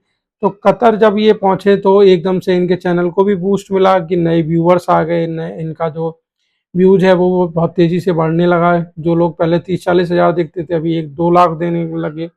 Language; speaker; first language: Hindi; native; Hindi